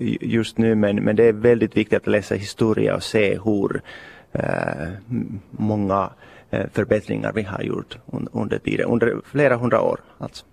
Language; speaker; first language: Swedish; non-native, local second language; Finnish